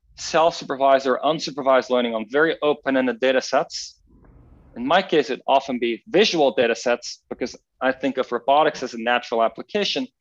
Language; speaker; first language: English; non-native, fluent; Dutch